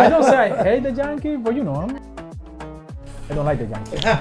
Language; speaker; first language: English; non-native, fluent; Spanish